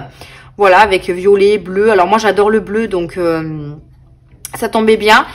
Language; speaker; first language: French; native; French